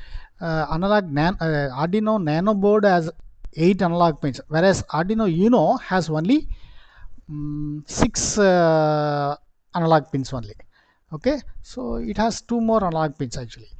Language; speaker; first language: English; non-native, local second language; Tamil